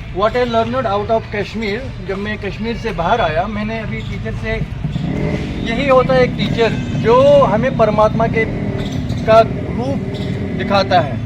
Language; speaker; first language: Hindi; non-native, local second language; Kashmiri